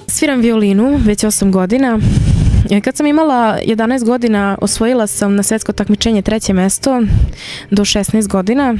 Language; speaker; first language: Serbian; non-native, local second language; Hungarian